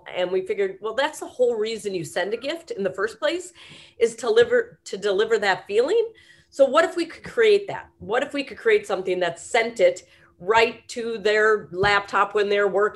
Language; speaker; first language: English; native; English